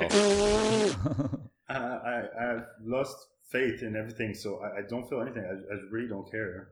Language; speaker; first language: English; non-native, fluent; French